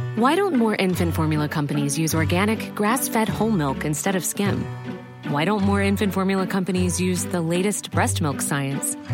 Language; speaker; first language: English; early bilingual, other home language; Polish